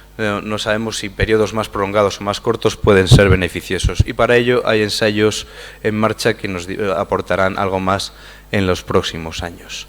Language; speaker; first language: Spanish; native; Spanish